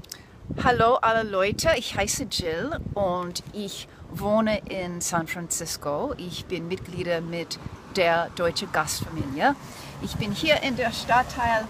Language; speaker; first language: German; non-native, learner; English